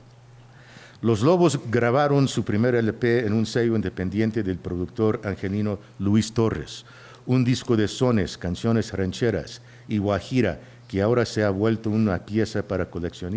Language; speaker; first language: Spanish; early bilingual, heritage; Spanish